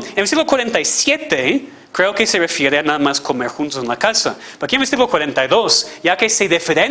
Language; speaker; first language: Spanish; non-native, fluent; English